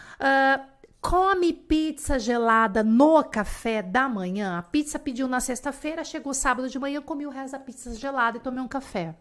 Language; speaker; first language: Portuguese; native; Portuguese